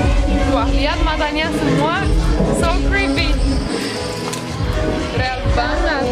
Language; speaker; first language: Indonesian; non-native, learner; Romanian